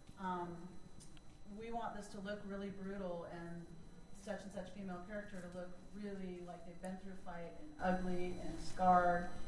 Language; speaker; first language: English; native; English